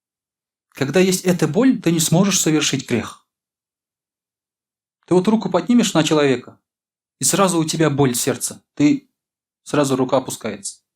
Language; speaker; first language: Russian; non-native, local second language; Tatar